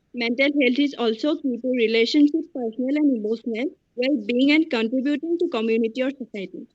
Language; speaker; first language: English; non-native, local second language; Assamese